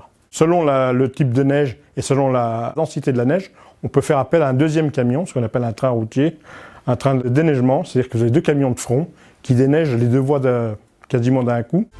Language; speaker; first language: French; native; French